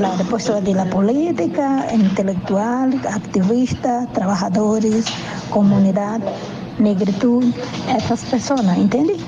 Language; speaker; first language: Spanish; non-native, learner; Portuguese